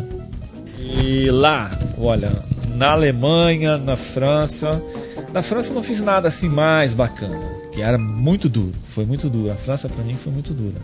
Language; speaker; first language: Portuguese; native; Portuguese